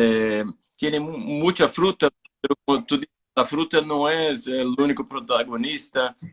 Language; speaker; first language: Spanish; non-native, fluent; Portuguese